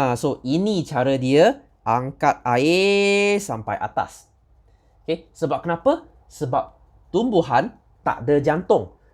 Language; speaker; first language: Malay; non-native, local second language; Chinese